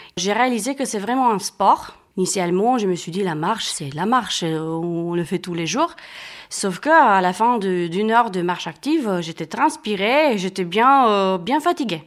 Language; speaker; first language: French; non-native, fluent; Romanian